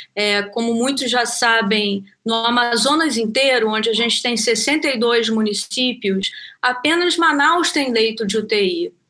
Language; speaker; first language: Portuguese; native; Portuguese